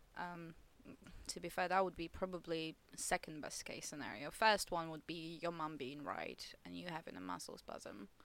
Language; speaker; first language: English; non-native, fluent; Polish